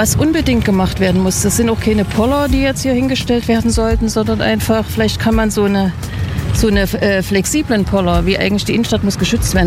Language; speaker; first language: German; native; German